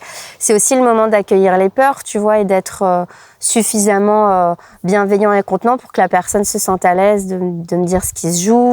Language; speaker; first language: French; native; French